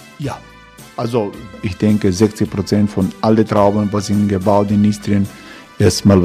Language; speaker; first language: German; non-native, learner; Croatian